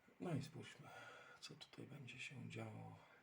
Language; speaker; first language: Polish; native; Polish